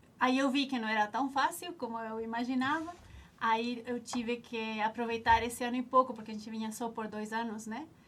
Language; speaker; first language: Portuguese; non-native, fluent; Spanish